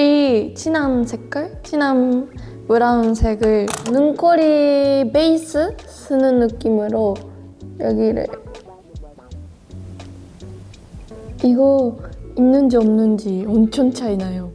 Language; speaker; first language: Korean; non-native, fluent; Japanese